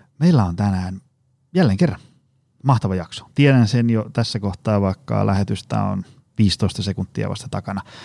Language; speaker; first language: Finnish; native; Finnish